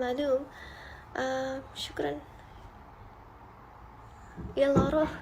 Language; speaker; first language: Arabic; non-native, learner; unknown